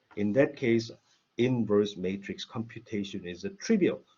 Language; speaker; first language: English; non-native, fluent; Korean